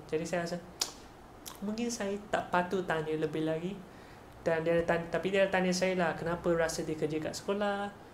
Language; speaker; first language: Malay; non-native, local second language; Chinese